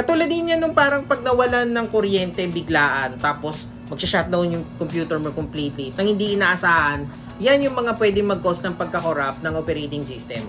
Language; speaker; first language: Filipino; native; Filipino